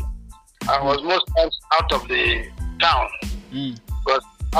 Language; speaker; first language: English; non-native, local second language; Bini